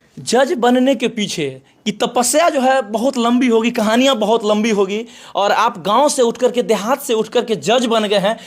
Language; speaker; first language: Hindi; native; Hindi